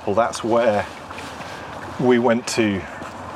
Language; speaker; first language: English; native; English